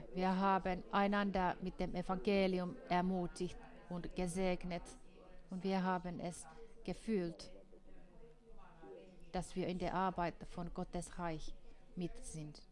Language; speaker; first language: German; non-native, fluent; Finnish